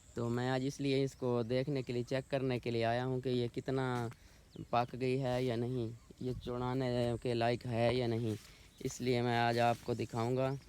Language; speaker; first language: Urdu; non-native, local second language; Saraiki